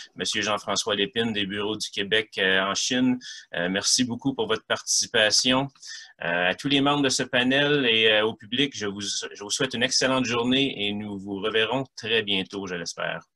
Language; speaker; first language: French; native; French